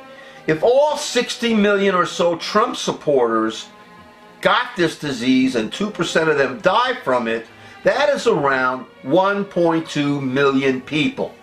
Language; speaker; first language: English; native; English